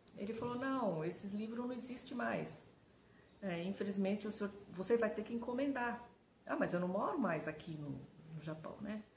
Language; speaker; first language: Portuguese; early bilingual, other home language; Japanese